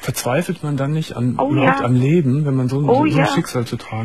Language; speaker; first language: German; native; German